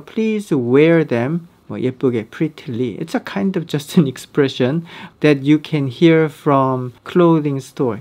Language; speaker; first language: English; non-native, fluent; Korean